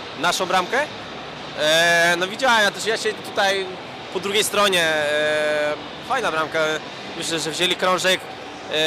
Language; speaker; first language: Polish; early bilingual, heritage; Polish